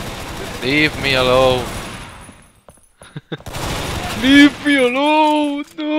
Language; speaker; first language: English; non-native, learner; Spanish